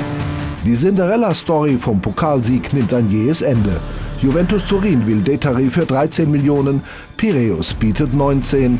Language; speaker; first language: German; native; German